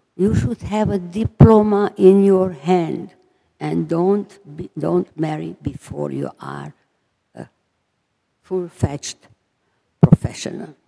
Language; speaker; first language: English; non-native, fluent; Hungarian